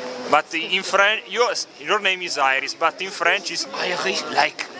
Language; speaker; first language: English; non-native, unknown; Italian